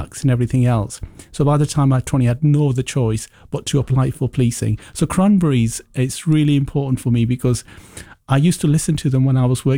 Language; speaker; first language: English; early bilingual, other home language; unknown